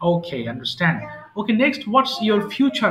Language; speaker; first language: English; non-native, fluent; Bangla